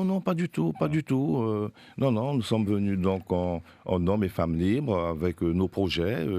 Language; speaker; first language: French; native; French